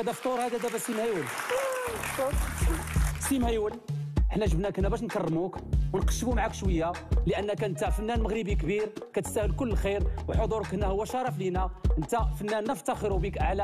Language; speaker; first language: Arabic; native; Arabic